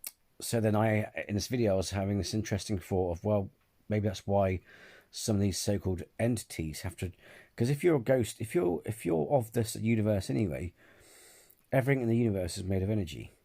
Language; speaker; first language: English; native; English